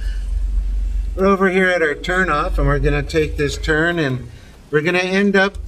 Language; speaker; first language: English; native; English